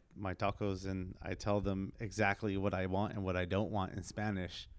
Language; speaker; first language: English; early bilingual, other home language; Spanish